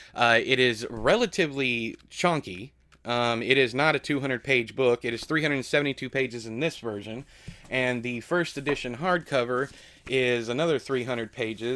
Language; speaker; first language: English; native; English